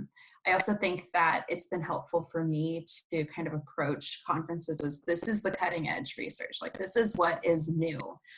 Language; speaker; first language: English; native; English